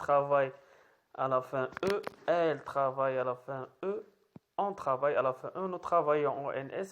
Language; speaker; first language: French; non-native, local second language; Arabic